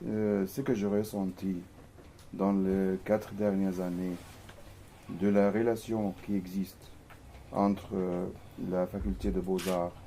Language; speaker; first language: French; non-native, fluent; Arabic